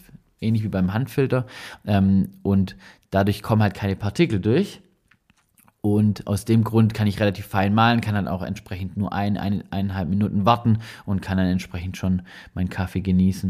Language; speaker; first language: German; native; German